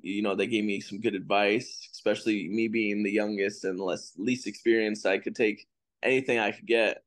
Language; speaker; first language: English; native; English